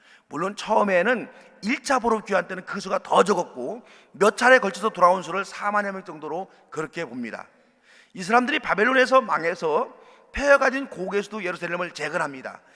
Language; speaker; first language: Korean; native; Korean